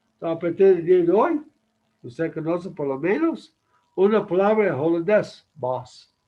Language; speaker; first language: Spanish; non-native, learner; English